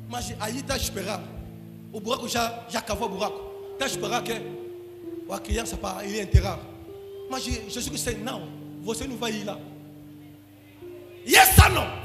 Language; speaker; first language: Portuguese; non-native, learner; Lingala